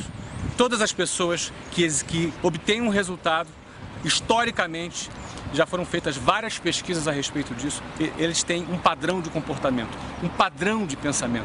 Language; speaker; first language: Portuguese; native; Portuguese